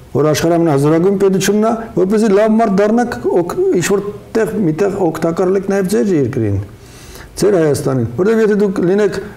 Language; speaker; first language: Armenian; native; Armenian